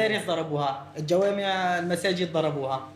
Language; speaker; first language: Arabic; native; Arabic